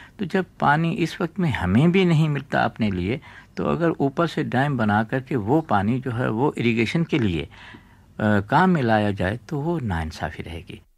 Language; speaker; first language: Urdu; non-native, local second language; Sindhi